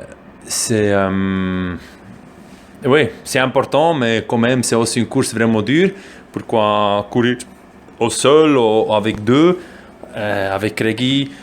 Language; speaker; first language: French; non-native, local second language; German